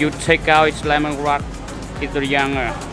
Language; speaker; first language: English; non-native, learner; Vietnamese